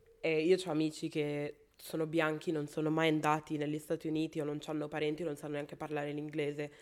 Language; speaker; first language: Italian; non-native, fluent; Spanish